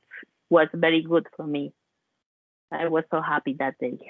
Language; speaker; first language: English; non-native, learner; Spanish